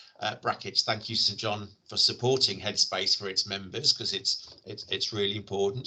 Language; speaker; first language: English; native; English